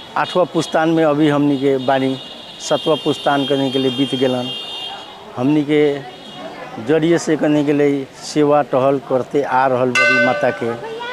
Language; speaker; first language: Bhojpuri; native; Bhojpuri